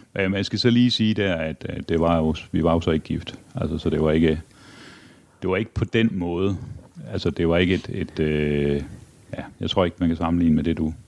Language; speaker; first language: Danish; native; Danish